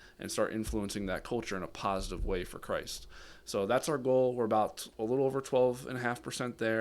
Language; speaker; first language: English; native; English